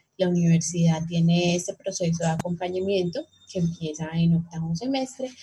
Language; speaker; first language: Spanish; native; Spanish